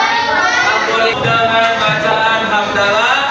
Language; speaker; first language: Indonesian; native; Indonesian